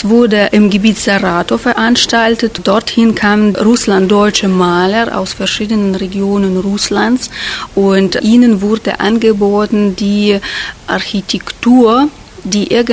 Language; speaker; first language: German; non-native, fluent; Russian